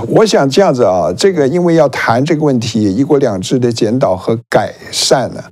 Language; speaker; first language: Chinese; native; Chinese